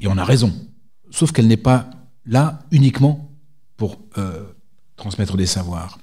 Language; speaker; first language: French; native; French